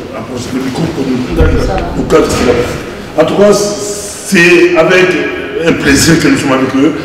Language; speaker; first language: French; non-native, local second language; Lingala